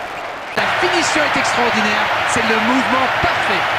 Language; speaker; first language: French; native; French